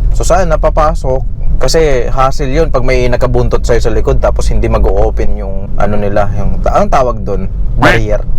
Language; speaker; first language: Filipino; native; Filipino